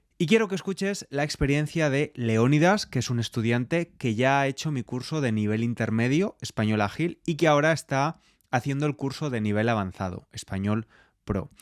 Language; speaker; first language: Spanish; native; Spanish